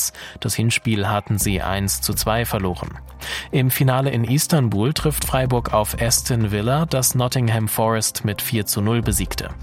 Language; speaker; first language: German; native; German